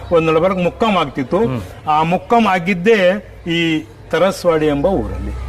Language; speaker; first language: Kannada; non-native, local second language; Marathi